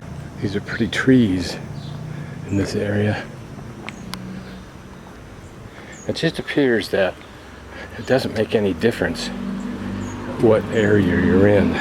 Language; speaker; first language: English; native; English